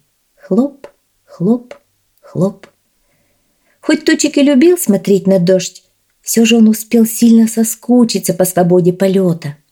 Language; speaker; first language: Russian; native; Russian